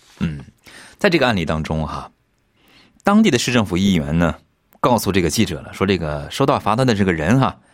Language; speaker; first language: Chinese; native; Chinese